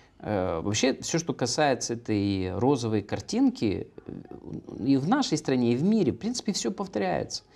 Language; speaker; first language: Russian; native; Russian